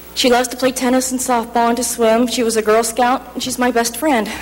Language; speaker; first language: English; native; English